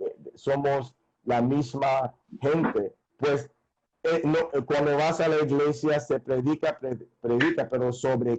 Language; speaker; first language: Spanish; non-native, fluent; English